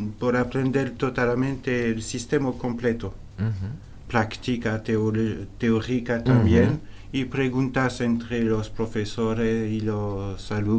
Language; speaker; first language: Spanish; non-native, learner; French